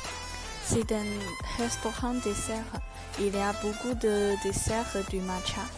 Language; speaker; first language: French; non-native, learner; Chinese